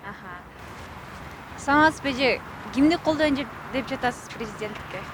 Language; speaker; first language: Kyrgyz; native; Kyrgyz